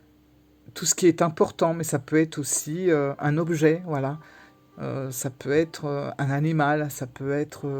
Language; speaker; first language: French; native; French